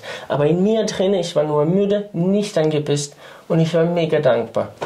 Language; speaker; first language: German; non-native, fluent; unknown